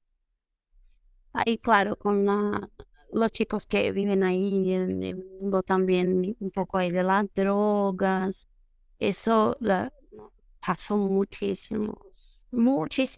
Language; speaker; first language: Spanish; non-native, fluent; Portuguese